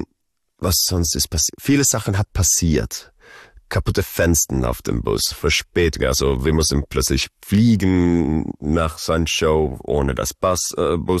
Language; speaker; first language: German; early bilingual, heritage; Swedish